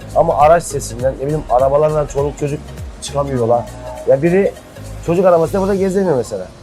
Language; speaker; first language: Turkish; native; Turkish